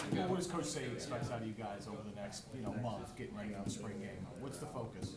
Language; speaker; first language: English; native; English